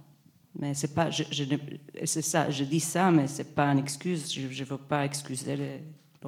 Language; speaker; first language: French; non-native, fluent; Hebrew